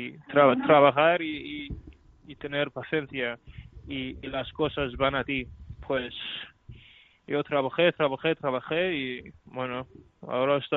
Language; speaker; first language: Spanish; non-native, learner; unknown